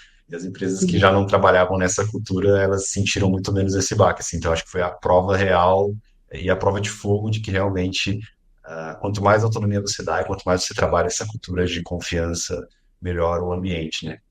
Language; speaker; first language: Portuguese; native; Portuguese